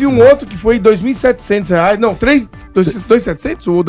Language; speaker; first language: Portuguese; native; Portuguese